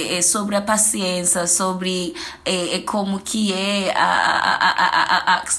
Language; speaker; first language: Portuguese; non-native, fluent; Zulu